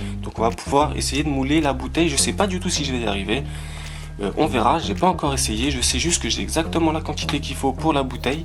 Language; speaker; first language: French; native; French